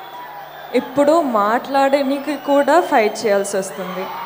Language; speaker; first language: Telugu; non-native, local second language; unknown